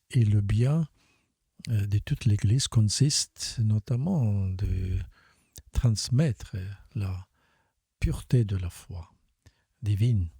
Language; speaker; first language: French; non-native, fluent; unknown